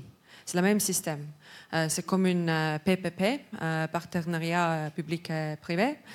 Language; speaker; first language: French; non-native, learner; Estonian